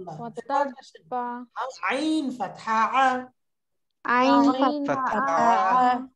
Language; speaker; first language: Arabic; non-native, learner; Bangla